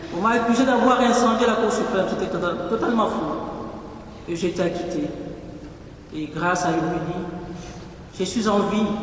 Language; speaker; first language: French; non-native, local second language; Lingala